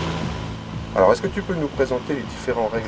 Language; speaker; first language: French; native; French